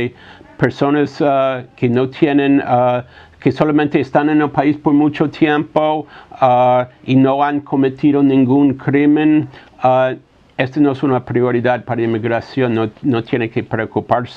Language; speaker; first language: Spanish; non-native, fluent; English